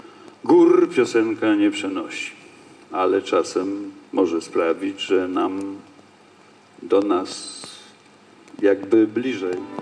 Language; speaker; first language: Polish; native; Polish